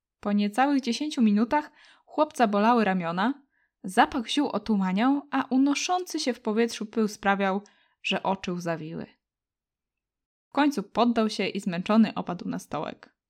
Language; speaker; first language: Polish; native; Polish